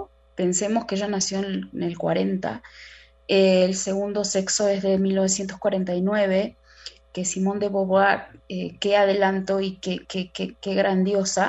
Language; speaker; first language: Spanish; native; Spanish